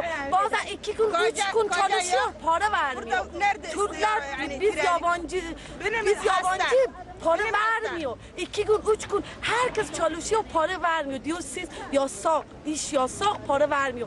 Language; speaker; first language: Turkish; non-native, learner; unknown